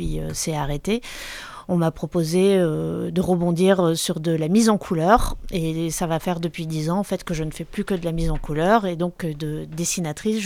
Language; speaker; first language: French; native; French